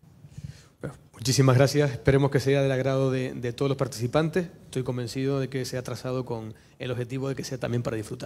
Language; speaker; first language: Spanish; native; Spanish